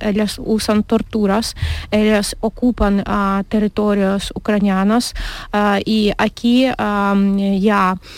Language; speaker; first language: Spanish; non-native, learner; Ukrainian